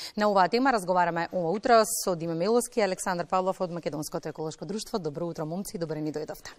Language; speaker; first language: Macedonian; native; Macedonian